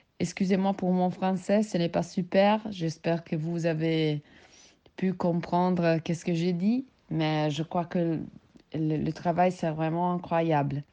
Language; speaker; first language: French; non-native, learner; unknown